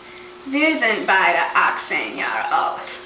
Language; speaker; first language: German; non-native, learner; English